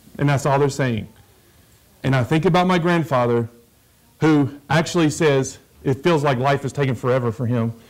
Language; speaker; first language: English; native; English